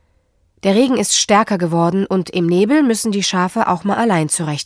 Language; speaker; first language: German; native; German